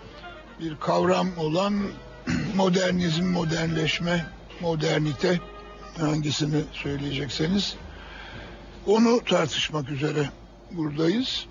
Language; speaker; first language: Turkish; native; Turkish